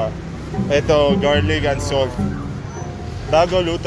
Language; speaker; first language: Filipino; non-native, learner; Arabic